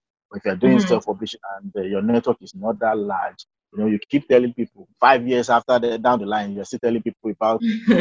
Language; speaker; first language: English; non-native, local second language; Yoruba